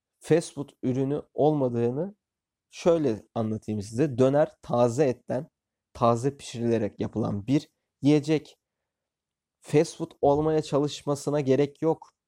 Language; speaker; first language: Turkish; native; Turkish